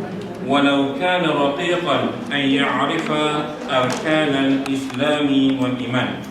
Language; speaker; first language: Arabic; non-native, fluent; Malay